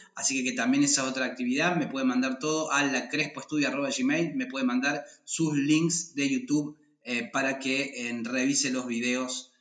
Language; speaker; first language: Spanish; native; Spanish